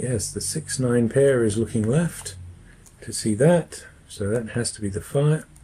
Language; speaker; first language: English; native; English